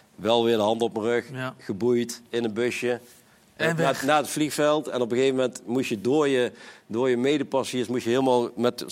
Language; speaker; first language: Dutch; native; Dutch